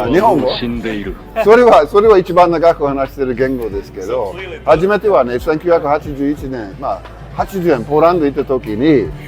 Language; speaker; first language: Japanese; non-native, fluent; English